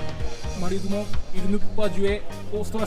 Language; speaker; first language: French; non-native, learner; Japanese